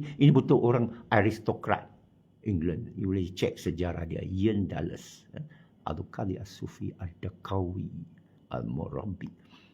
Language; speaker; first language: Malay; non-native, local second language; Chinese